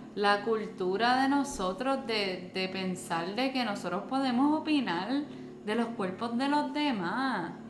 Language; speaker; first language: Spanish; native; Spanish